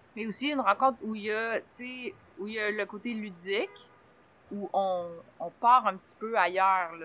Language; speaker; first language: French; native; French